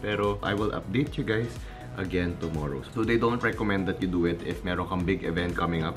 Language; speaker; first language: English; non-native, local second language; Filipino